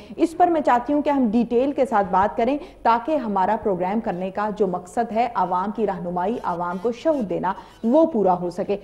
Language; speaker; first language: Urdu; native; Urdu